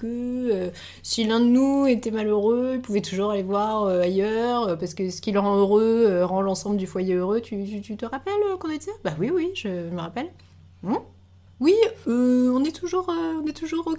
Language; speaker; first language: French; native; French